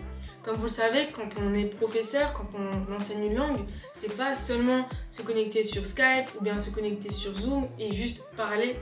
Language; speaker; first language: French; native; French